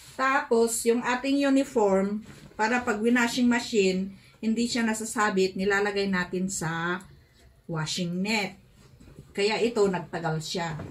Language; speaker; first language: Filipino; non-native, local second language; Iloko